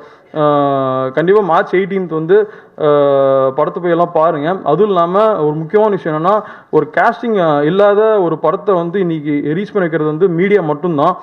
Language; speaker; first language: Tamil; native; Tamil